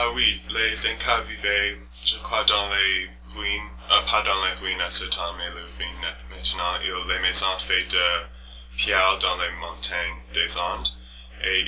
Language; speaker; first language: French; non-native, learner; English